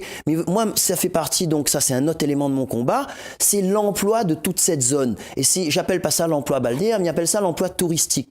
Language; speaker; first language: French; non-native, local second language; Réunion Creole French